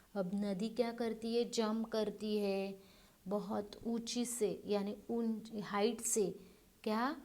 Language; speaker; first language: Hindi; non-native, local second language; Marathi